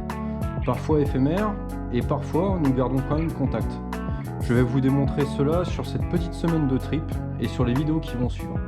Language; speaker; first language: French; native; French